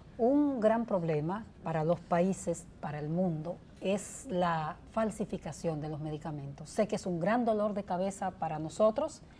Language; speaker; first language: Spanish; native; Spanish